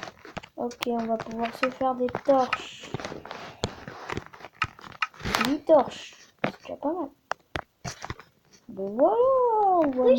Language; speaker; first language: French; native; French